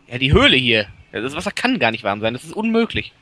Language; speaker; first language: German; native; German